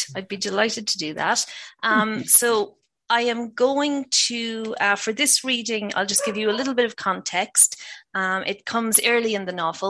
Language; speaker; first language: English; native; English